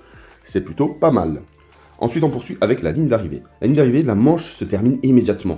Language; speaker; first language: French; native; French